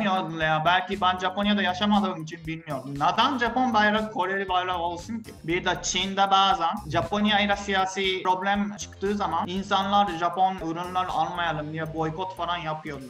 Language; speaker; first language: Turkish; non-native, fluent; Japanese